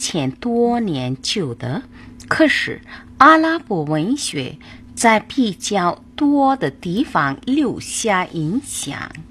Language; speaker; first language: Chinese; non-native, fluent; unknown